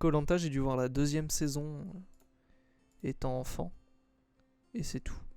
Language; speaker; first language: French; native; French